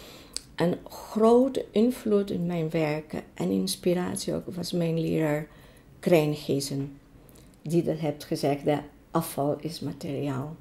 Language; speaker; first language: Dutch; non-native, fluent; Greek